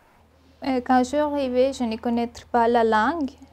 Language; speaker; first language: French; non-native, learner; Spanish